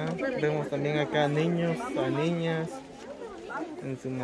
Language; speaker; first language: Spanish; native; Spanish